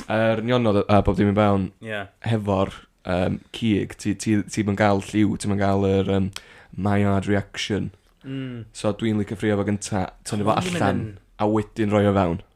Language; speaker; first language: Welsh; native; Welsh